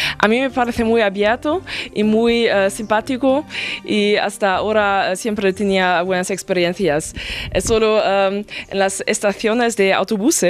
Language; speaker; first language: Spanish; non-native, fluent; German